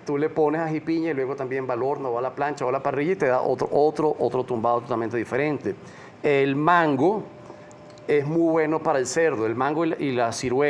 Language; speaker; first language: Spanish; native; Spanish